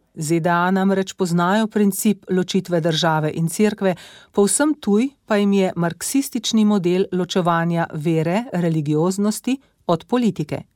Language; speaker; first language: Slovenian; native; Slovenian